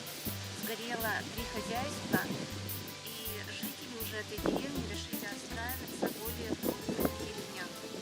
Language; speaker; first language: Russian; native; Russian